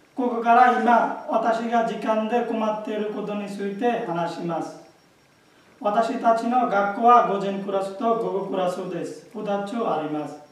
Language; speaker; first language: Japanese; non-native, learner; Bangla